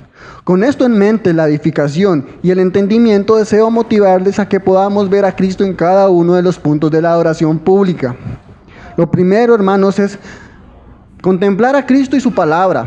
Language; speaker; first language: Spanish; native; Spanish